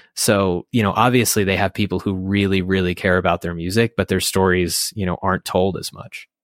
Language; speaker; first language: English; native; English